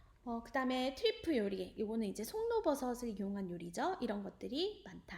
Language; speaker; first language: Korean; native; Korean